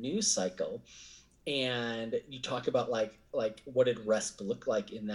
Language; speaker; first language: English; native; English